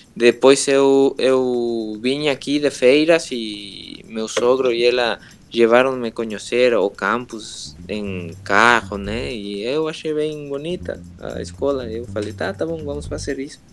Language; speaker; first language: Portuguese; non-native, learner; Spanish